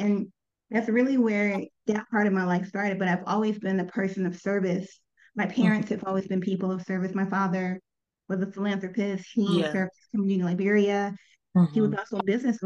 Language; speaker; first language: English; native; English